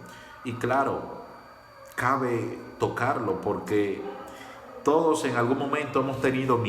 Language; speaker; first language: Spanish; native; Spanish